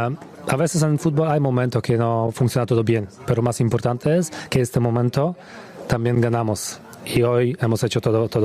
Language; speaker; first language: Spanish; non-native, fluent; Polish